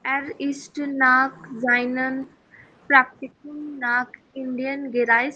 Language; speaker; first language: German; non-native, learner; Hindi